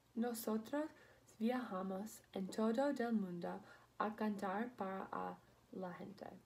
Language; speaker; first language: Spanish; non-native, learner; English